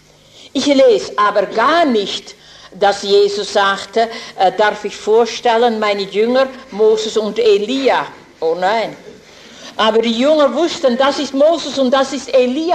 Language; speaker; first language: German; non-native, fluent; Dutch